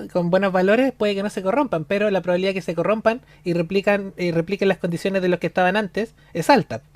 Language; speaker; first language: Spanish; native; Spanish